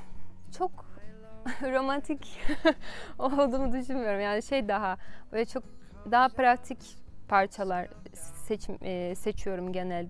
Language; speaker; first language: Turkish; non-native, fluent; Portuguese